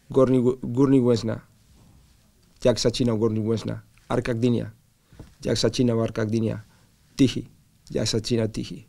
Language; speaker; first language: Polish; non-native, learner; Spanish